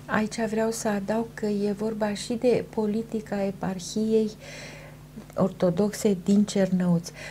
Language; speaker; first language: Romanian; native; Romanian